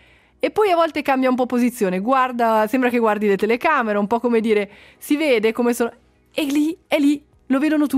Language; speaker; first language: Italian; native; Italian